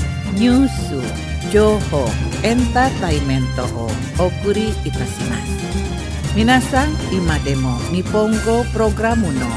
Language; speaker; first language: Japanese; non-native, learner; Indonesian